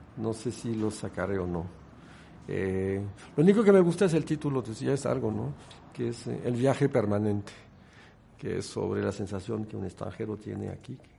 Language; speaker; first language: Spanish; non-native, fluent; French